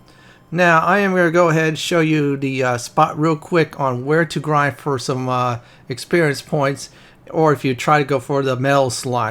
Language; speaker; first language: English; native; English